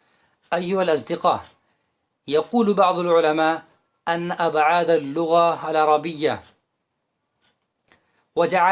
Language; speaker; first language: Arabic; non-native, fluent; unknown